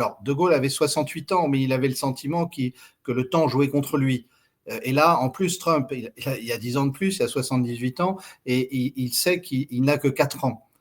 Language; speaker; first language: French; native; French